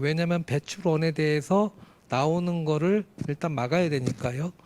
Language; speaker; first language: Korean; native; Korean